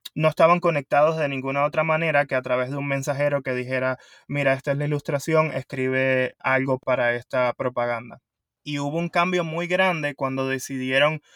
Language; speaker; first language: Spanish; native; Spanish